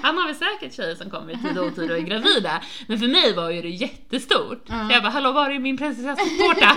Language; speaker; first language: Swedish; native; Swedish